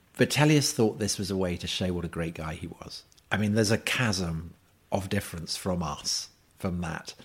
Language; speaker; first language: English; native; English